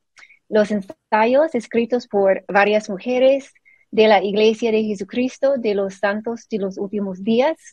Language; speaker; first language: Spanish; non-native, fluent; English